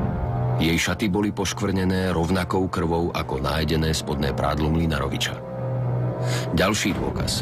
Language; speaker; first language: Slovak; native; Slovak